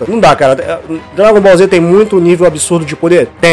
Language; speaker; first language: Portuguese; native; Portuguese